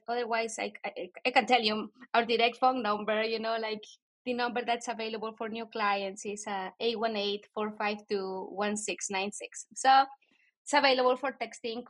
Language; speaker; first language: English; non-native, fluent; Spanish